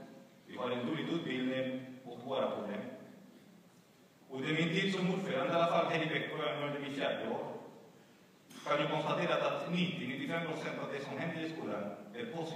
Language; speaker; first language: Swedish; non-native, fluent; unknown